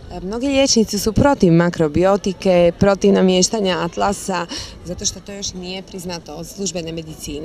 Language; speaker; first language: Croatian; native; Croatian